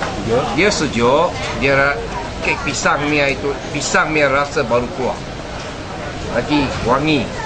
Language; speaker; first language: Indonesian; non-native, local second language; Chinese